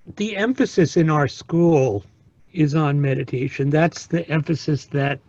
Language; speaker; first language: English; native; English